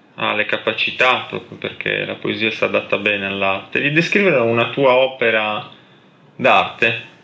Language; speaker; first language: Italian; native; Italian